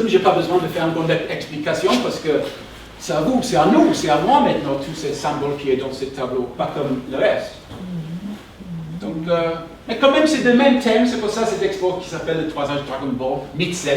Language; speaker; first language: French; non-native, fluent; English